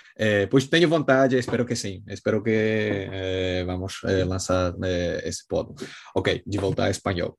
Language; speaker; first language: Spanish; non-native, fluent; Italian